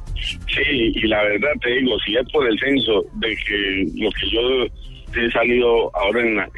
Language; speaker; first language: Spanish; native; Spanish